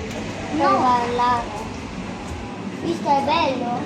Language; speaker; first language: Italian; early bilingual, other home language; Filipino